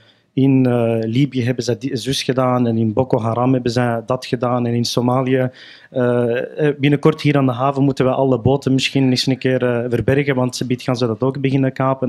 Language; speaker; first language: Dutch; early bilingual, other home language; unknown